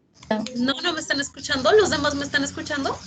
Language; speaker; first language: Spanish; native; Spanish